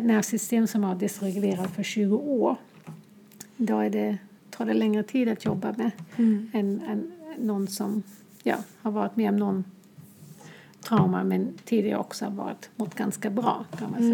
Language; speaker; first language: Swedish; non-native, fluent; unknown